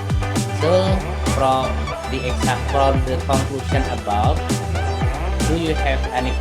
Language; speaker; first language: English; non-native, local second language; Indonesian